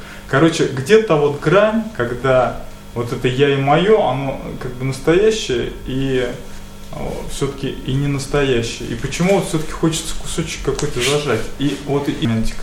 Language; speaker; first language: Russian; native; Russian